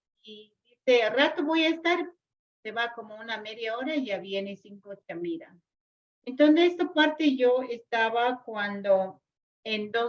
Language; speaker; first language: Spanish; non-native, local second language; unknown